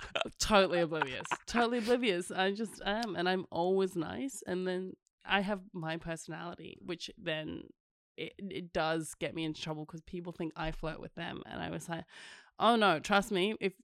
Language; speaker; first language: English; native; English